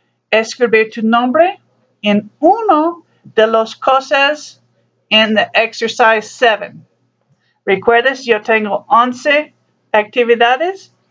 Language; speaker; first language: Spanish; non-native, learner; English